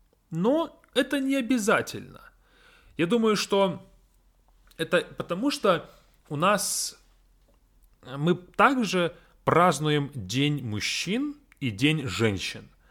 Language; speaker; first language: Russian; native; Russian